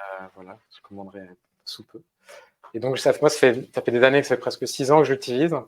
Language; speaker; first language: French; native; French